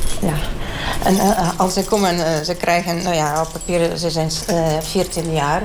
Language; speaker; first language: Dutch; non-native, learner; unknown